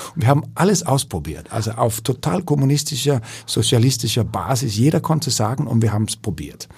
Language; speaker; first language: German; non-native, fluent; Danish